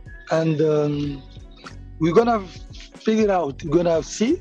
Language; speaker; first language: English; non-native, learner; Lingala